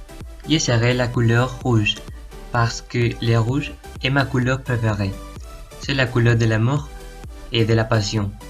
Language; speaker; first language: French; non-native, learner; Spanish